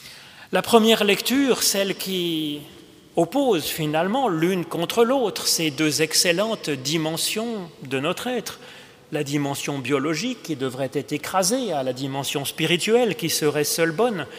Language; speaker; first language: French; native; French